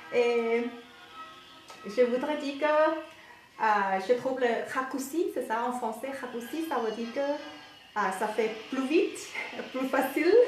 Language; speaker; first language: French; non-native, learner; Thai